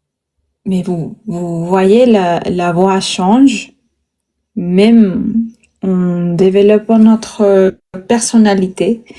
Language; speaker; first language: French; non-native, learner; Spanish